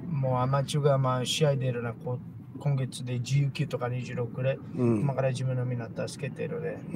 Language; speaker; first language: Japanese; non-native, learner; Portuguese